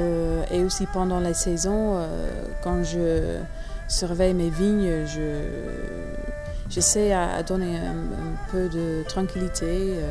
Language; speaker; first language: French; early bilingual, other home language; English